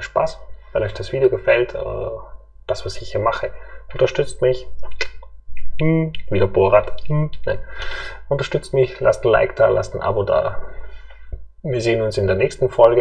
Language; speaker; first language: German; native; German